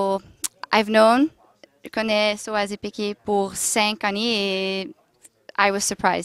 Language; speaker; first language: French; non-native, local second language; Dutch